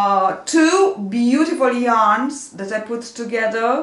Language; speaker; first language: English; non-native, fluent; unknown